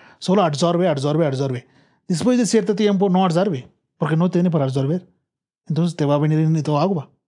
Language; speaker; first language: Spanish; non-native, learner; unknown